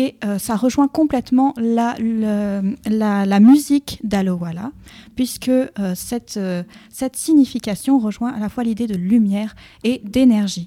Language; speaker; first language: French; native; French